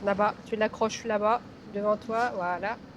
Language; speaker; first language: French; native; French